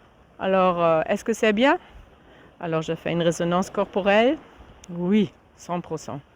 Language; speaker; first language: French; non-native, fluent; German